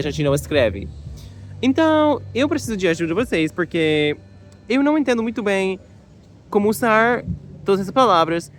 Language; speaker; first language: Portuguese; non-native, learner; English